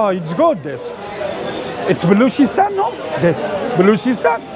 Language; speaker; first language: English; non-native, learner; Arabic